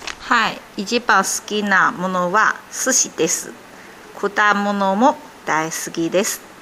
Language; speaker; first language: Japanese; non-native, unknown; Chinese